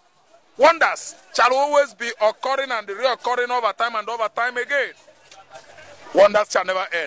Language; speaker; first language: English; non-native, local second language; Igbo